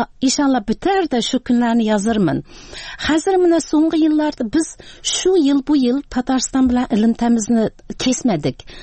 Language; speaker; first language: Tatar; early bilingual, heritage; Tatar